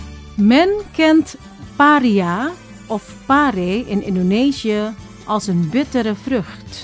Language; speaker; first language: Dutch; non-native, fluent; Indonesian